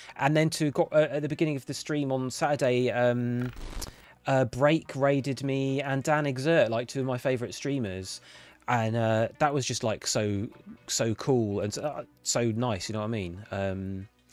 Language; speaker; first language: English; native; English